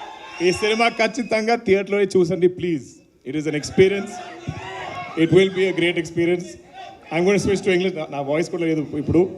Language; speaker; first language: Telugu; non-native, fluent; Malayalam